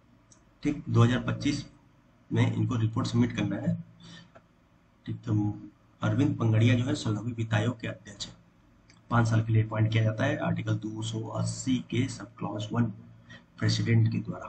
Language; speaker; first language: Hindi; native; Hindi